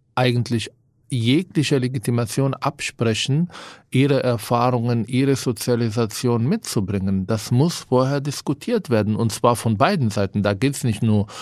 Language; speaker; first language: German; non-native, fluent; Hebrew